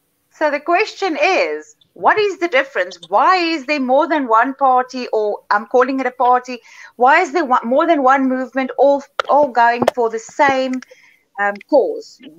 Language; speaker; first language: English; non-native, local second language; Afrikaans